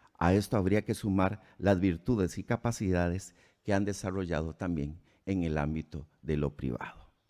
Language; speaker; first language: Spanish; native; Spanish